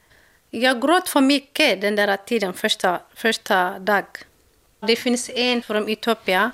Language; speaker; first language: Swedish; non-native, learner; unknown